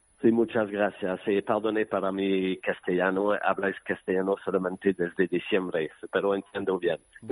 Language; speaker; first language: Spanish; non-native, learner; French